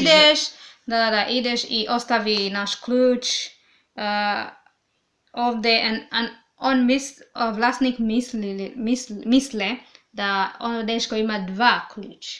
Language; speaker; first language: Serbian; non-native, learner; English